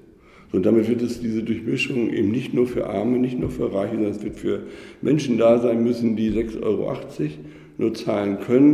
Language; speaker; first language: German; native; German